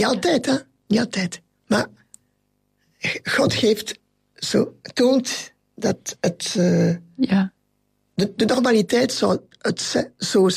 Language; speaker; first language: Dutch; non-native, local second language; French